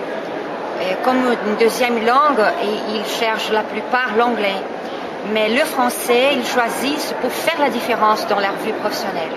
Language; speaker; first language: French; non-native, fluent; Portuguese